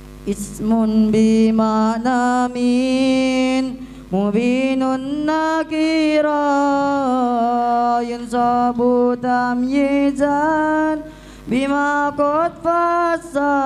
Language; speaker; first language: Arabic; non-native, learner; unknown